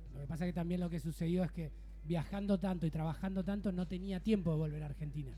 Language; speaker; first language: Spanish; native; Spanish